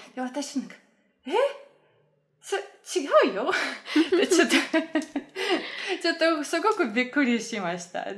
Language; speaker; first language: Japanese; non-native, fluent; Russian